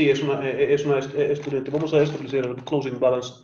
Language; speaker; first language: Spanish; non-native, learner; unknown